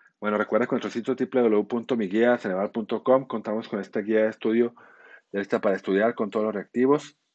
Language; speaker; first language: Spanish; native; Spanish